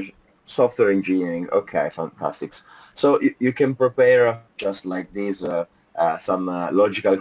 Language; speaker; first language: English; non-native, fluent; Italian